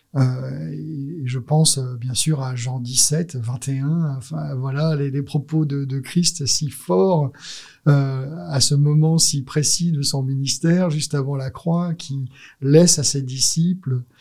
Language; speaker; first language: French; native; French